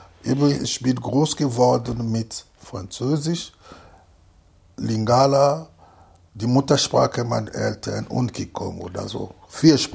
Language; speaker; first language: German; non-native, fluent; Lingala